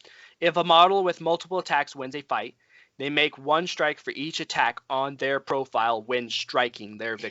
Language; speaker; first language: English; native; English